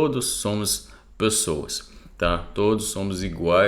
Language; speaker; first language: Portuguese; non-native, fluent; Arabic